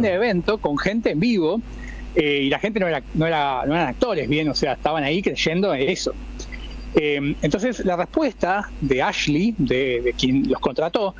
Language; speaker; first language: Spanish; native; Spanish